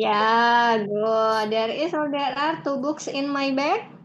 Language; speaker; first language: English; non-native, fluent; Indonesian